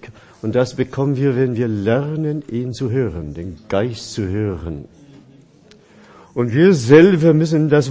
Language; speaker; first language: German; non-native, fluent; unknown